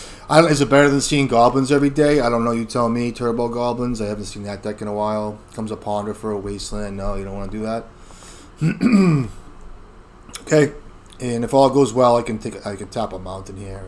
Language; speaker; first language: English; native; English